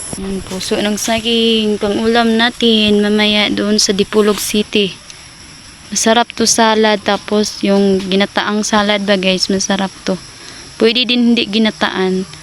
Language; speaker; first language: Filipino; non-native, local second language; Cebuano